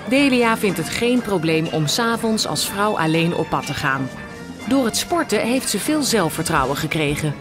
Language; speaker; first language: Dutch; native; Dutch